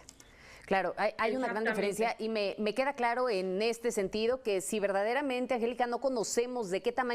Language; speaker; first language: Spanish; native; Spanish